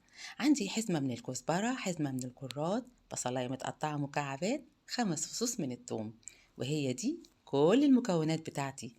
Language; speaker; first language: Arabic; native; Arabic